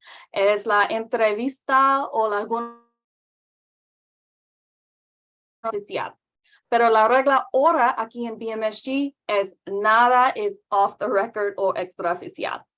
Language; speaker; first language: Spanish; non-native, learner; English